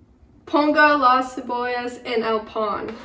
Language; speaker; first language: Spanish; non-native, learner; English